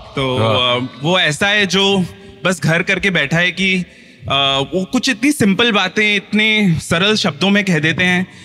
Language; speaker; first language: Hindi; native; Hindi